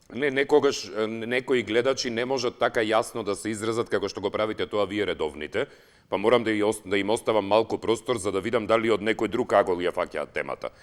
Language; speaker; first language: Macedonian; native; Macedonian